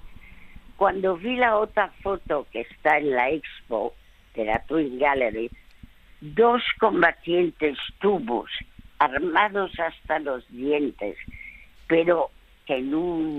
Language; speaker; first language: Spanish; early bilingual, other home language; French